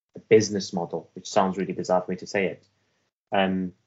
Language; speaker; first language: English; early bilingual, other home language; Persian